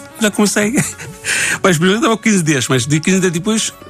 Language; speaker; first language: Portuguese; non-native, learner; Bangla